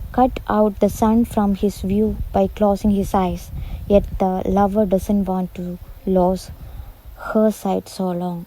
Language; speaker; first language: English; non-native, local second language; Malayalam